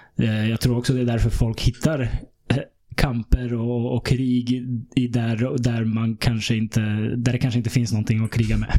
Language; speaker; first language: Swedish; early bilingual, other home language; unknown